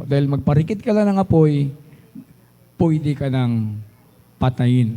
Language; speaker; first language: Filipino; native; Filipino